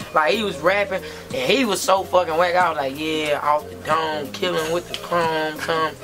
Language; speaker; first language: English; native; English